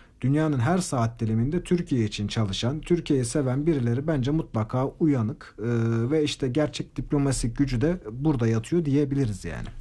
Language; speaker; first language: Turkish; native; Turkish